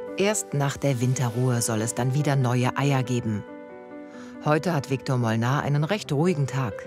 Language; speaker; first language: German; native; German